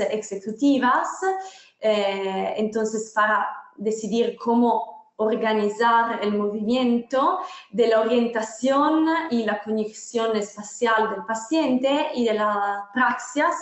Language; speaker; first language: Spanish; non-native, fluent; Italian